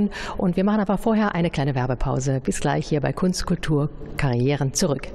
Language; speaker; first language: German; native; German